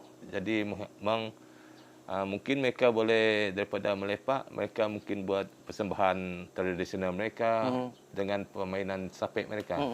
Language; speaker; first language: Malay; non-native, local second language; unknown